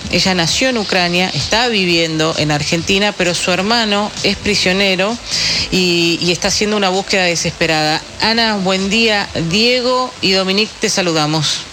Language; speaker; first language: Spanish; native; Spanish